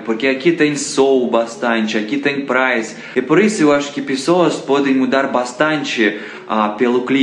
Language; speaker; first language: Portuguese; non-native, fluent; Russian